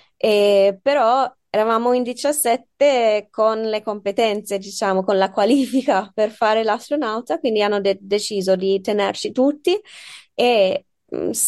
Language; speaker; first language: Italian; non-native, fluent; English